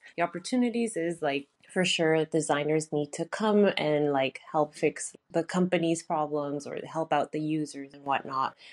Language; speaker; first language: English; native; English